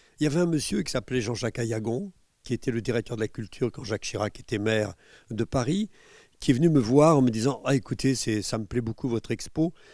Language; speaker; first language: French; native; French